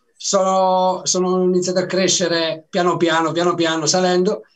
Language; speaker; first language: Italian; native; Italian